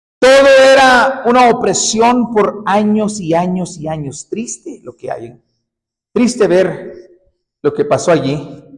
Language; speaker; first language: Spanish; early bilingual, heritage; Spanish